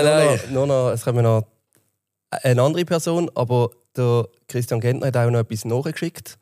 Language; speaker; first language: German; native; German